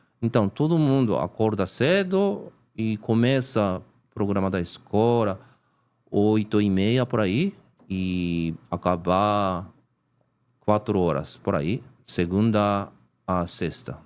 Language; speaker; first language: Portuguese; non-native, learner; Japanese